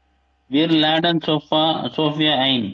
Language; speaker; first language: German; non-native, learner; Tamil